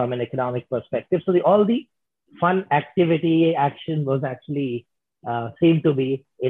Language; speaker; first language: English; non-native, local second language; Hindi